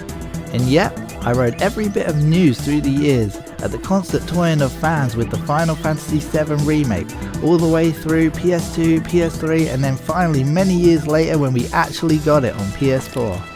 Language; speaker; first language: English; native; English